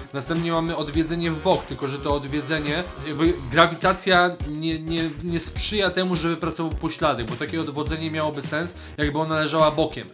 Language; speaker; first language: Polish; native; Polish